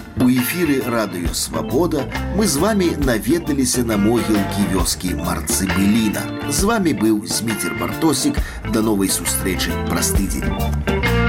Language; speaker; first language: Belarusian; native; Belarusian